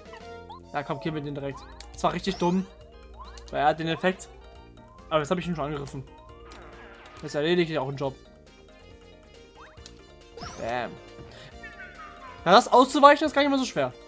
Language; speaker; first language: German; native; German